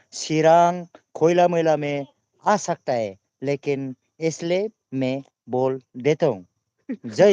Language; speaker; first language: Hindi; non-native, local second language; Bodo